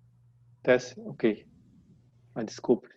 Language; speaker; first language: Portuguese; non-native, fluent; Russian